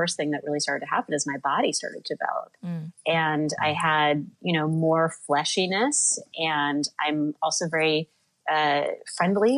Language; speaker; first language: English; native; English